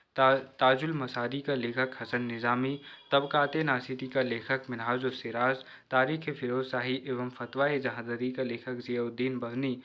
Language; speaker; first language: Hindi; native; Hindi